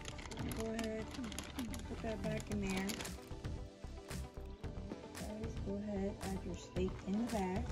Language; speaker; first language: English; native; English